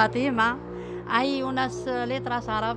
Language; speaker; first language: Spanish; non-native, learner; Arabic